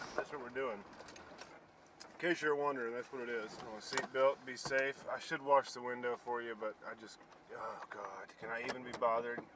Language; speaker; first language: English; native; English